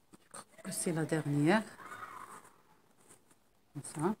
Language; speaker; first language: French; non-native, local second language; Arabic